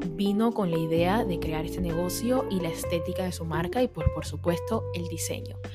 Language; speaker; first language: English; non-native, fluent; Spanish